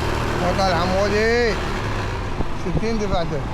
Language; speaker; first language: Arabic; native; Arabic